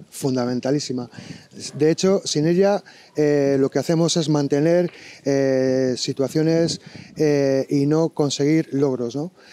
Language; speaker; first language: Spanish; native; Spanish